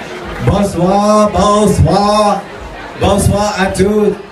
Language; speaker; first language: French; non-native, learner; English